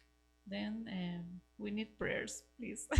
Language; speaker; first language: English; non-native, learner; Spanish